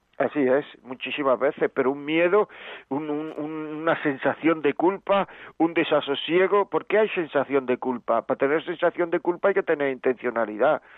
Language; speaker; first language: Spanish; native; Spanish